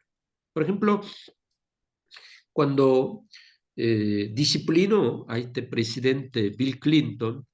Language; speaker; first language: Spanish; non-native, fluent; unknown